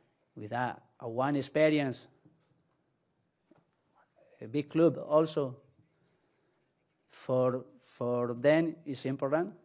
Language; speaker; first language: English; non-native, learner; Spanish